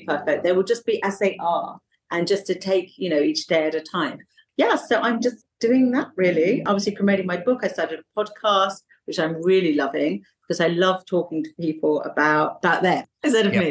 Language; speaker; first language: English; native; English